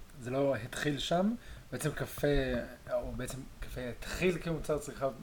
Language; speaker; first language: Hebrew; native; Hebrew